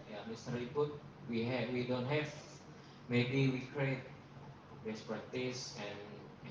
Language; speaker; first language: English; non-native, learner; Indonesian